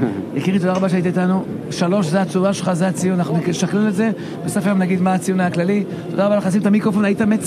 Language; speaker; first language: Hebrew; native; Hebrew